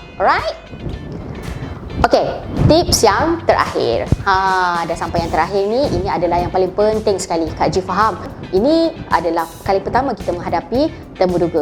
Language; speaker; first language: Malay; native; Malay